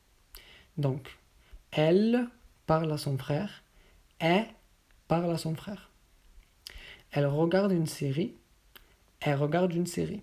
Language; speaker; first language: French; native; French